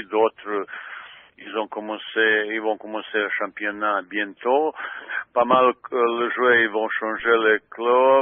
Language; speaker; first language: French; non-native, fluent; Bosnian